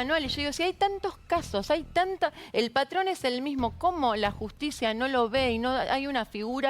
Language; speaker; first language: Spanish; native; Spanish